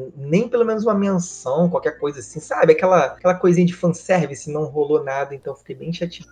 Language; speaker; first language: Portuguese; native; Portuguese